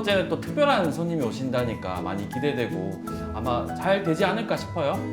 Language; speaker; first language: Korean; native; Korean